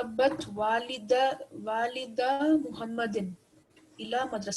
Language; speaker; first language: Arabic; non-native, learner; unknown